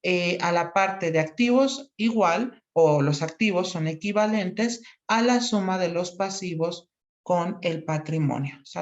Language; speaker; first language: Spanish; native; Spanish